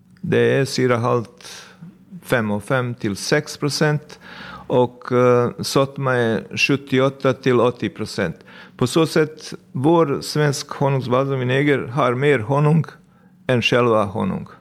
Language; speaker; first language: Swedish; non-native, fluent; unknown